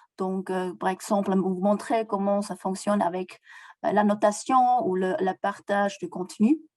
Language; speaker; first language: French; non-native, local second language; German